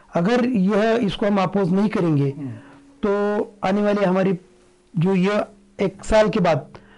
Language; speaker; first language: Hindi; non-native, local second language; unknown